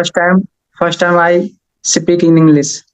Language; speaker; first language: English; non-native, learner; Haryanvi